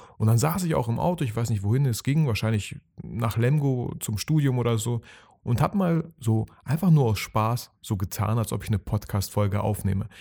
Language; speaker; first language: German; early bilingual, other home language; Russian